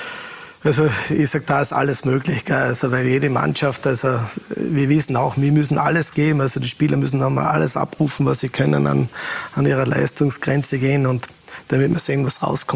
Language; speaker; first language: German; native; German